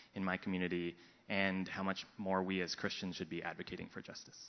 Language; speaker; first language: English; non-native, local second language; Cantonese